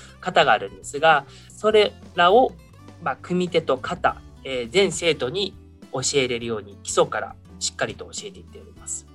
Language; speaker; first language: Japanese; native; Japanese